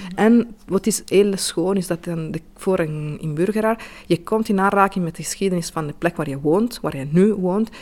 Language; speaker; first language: Dutch; non-native, fluent; Italian